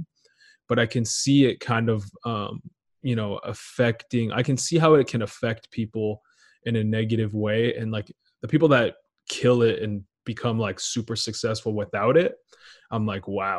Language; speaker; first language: English; native; English